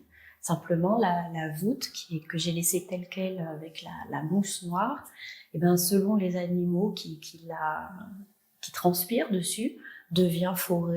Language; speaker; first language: French; native; French